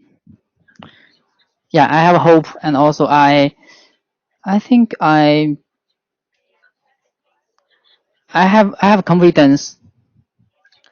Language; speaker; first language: English; non-native, learner; Chinese